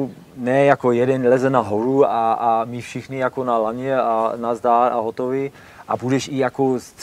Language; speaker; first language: Czech; non-native, learner; German